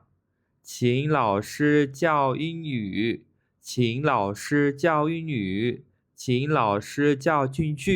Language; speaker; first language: Chinese; non-native, fluent; Khmer